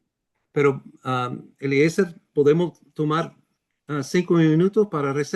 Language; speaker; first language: Spanish; non-native, fluent; English